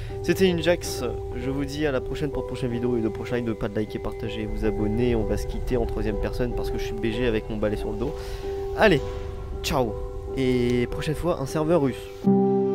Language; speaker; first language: French; native; French